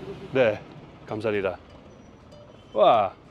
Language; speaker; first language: Korean; non-native, learner; Dutch